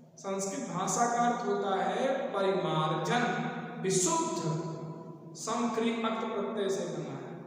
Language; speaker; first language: Hindi; native; Hindi